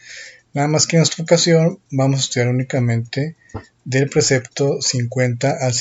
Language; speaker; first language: Spanish; native; Spanish